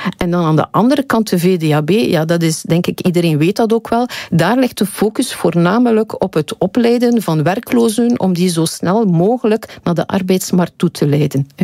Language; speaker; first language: Dutch; native; Dutch